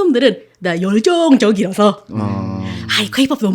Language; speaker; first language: Korean; non-native, fluent; Indonesian